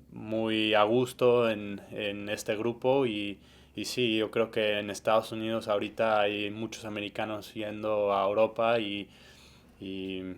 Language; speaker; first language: Spanish; early bilingual, heritage; Spanish